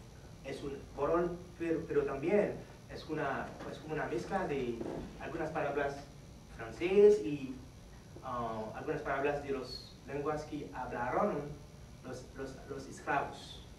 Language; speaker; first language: Spanish; non-native, fluent; Haitian Creole